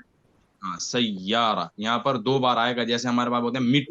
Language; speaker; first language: Hindi; native; Hindi